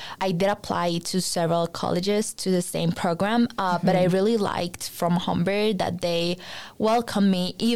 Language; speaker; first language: English; non-native, fluent; Spanish